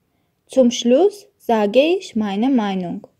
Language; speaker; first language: German; non-native, learner; Armenian